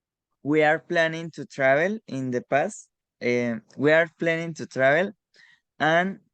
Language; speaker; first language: English; non-native, learner; Spanish